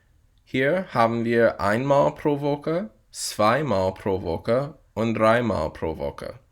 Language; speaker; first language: German; non-native, fluent; English